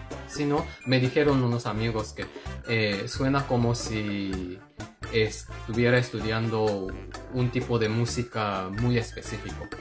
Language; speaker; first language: Spanish; non-native, fluent; Japanese